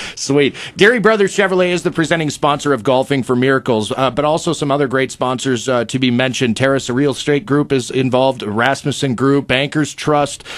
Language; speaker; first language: English; native; English